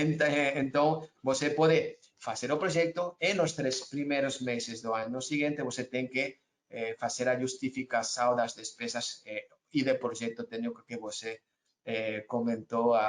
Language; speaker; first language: Portuguese; non-native, learner; Spanish